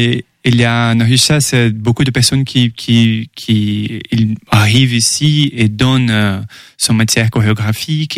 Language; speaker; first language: French; non-native, fluent; Portuguese